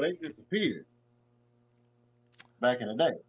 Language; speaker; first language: English; native; English